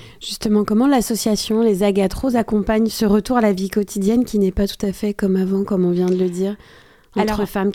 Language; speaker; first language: French; native; French